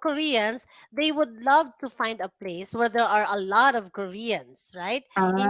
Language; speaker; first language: English; non-native, fluent; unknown